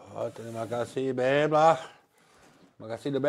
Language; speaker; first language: Indonesian; non-native, learner; French